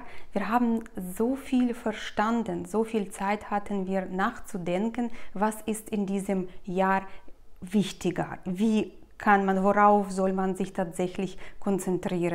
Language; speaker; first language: German; non-native, fluent; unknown